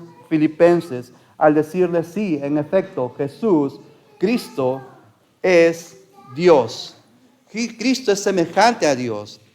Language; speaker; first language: Spanish; native; Spanish